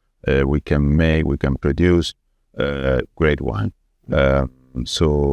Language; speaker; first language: English; non-native, fluent; Spanish